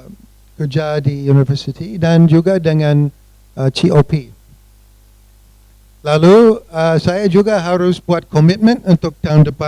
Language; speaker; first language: Indonesian; non-native, fluent; English